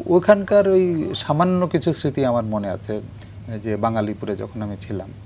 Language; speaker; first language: Bangla; native; Bangla